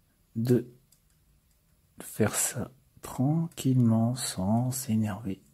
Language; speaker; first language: French; native; French